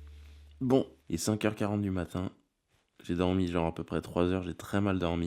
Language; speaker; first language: French; native; French